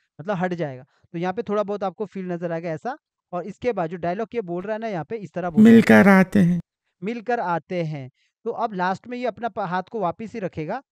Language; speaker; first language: Hindi; native; Hindi